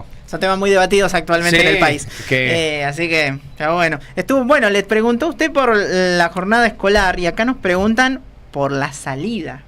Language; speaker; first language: Spanish; native; Spanish